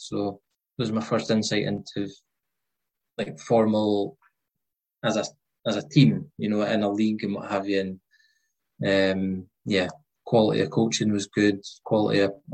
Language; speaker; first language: English; native; English